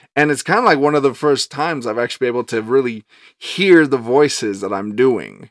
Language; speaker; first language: English; native; English